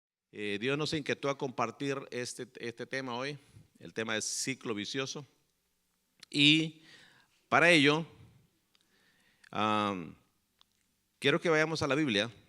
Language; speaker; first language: Spanish; native; Spanish